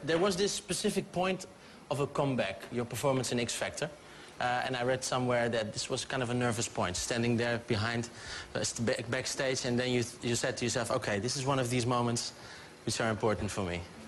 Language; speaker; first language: English; non-native, fluent; Dutch